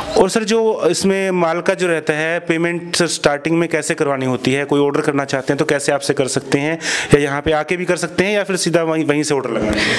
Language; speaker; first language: Hindi; native; Hindi